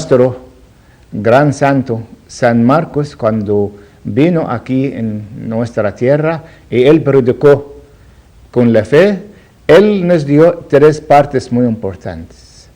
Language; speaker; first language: Spanish; non-native, learner; Arabic